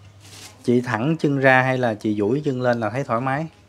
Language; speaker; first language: Vietnamese; native; Vietnamese